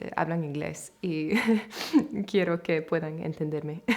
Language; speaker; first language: Spanish; early bilingual, heritage; Spanish